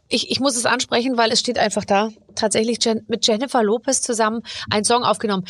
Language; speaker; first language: German; native; German